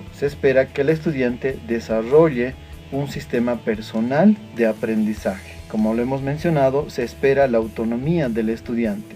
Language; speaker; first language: Spanish; native; Spanish